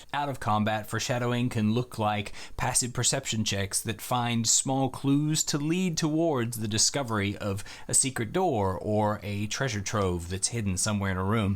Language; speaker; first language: English; native; English